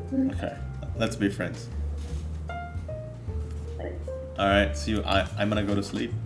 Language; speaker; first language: English; non-native, local second language; Indonesian